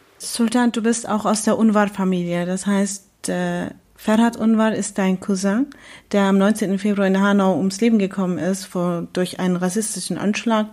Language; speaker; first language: German; early bilingual, other home language; Kurdish